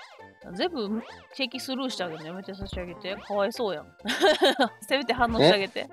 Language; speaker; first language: Japanese; native; Japanese